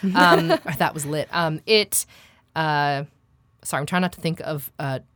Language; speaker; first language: English; native; English